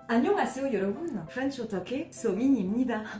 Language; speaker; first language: Korean; non-native, learner; French